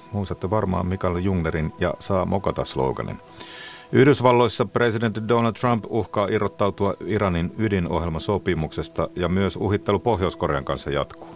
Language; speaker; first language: Finnish; native; Finnish